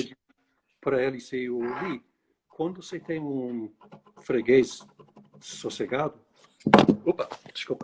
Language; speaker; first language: Portuguese; non-native, fluent; English